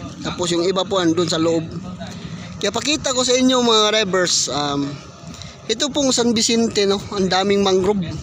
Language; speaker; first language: Filipino; non-native, local second language; Cebuano